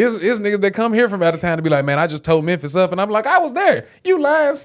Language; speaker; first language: English; native; English